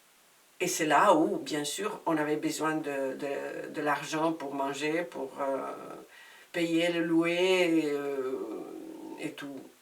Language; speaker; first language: French; non-native, fluent; Spanish